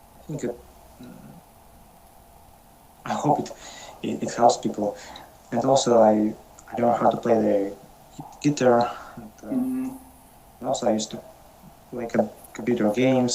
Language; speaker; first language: English; non-native, learner; Russian